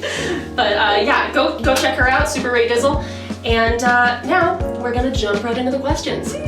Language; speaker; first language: English; native; English